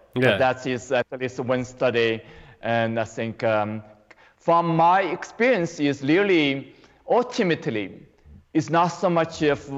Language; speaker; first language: English; non-native, fluent; Chinese